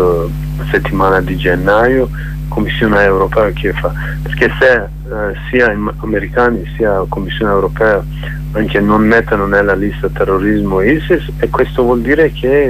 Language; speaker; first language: Italian; non-native, learner; Kurdish